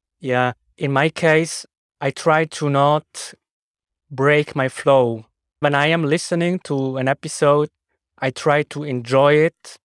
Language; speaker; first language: English; non-native, fluent; Swiss German